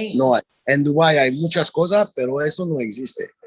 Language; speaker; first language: Spanish; non-native, learner; French